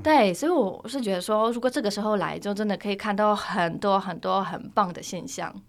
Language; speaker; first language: Chinese; non-native, fluent; Polish